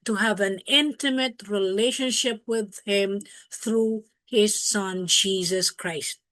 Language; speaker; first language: English; non-native, local second language; Filipino